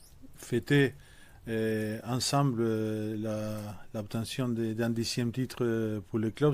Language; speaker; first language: French; non-native, fluent; Spanish